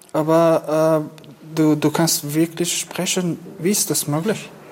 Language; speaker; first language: German; non-native, fluent; Kurdish